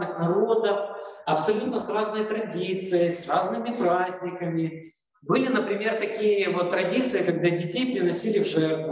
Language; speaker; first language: Russian; native; Russian